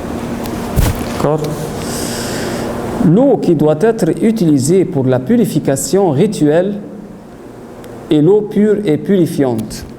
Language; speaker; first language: French; non-native, fluent; Arabic